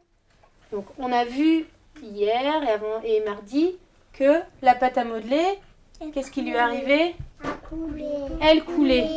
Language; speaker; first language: French; native; French